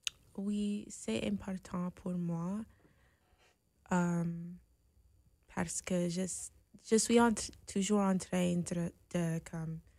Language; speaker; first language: French; non-native, fluent; English